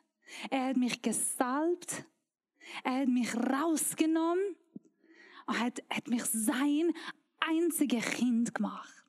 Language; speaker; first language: German; non-native, learner; Persian